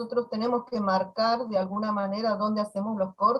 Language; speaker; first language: Spanish; native; Spanish